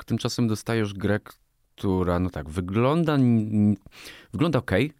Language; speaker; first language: Polish; native; Polish